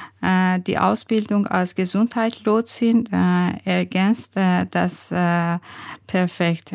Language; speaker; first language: German; non-native, learner; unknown